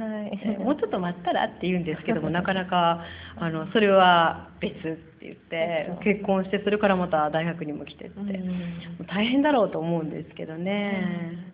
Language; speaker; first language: Japanese; native; Japanese